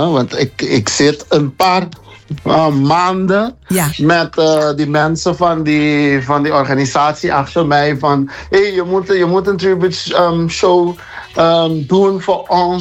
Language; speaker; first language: Dutch; non-native, local second language; Papiamento